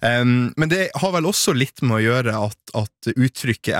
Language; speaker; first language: Norwegian; native; Norwegian